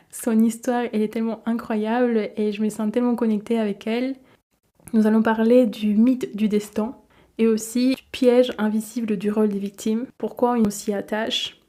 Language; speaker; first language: French; non-native, fluent; Spanish